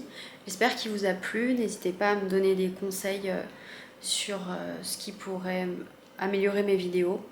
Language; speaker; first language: French; native; French